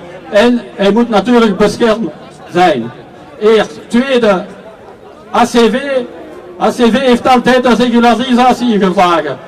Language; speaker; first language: Dutch; non-native, local second language; French